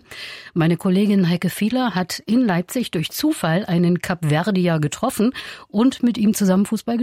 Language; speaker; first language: German; native; German